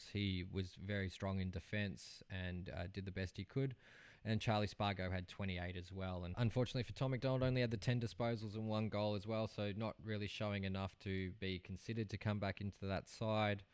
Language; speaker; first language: English; native; English